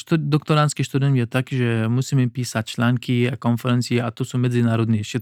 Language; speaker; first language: Slovak; non-native, learner; Pashto